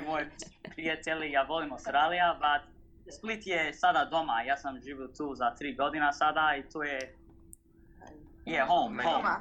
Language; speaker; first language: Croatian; early bilingual, heritage; English